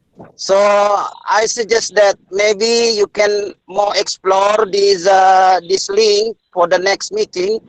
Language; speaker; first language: English; non-native, learner; Indonesian